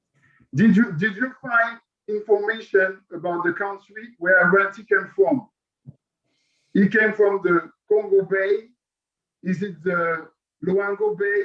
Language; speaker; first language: English; non-native, learner; French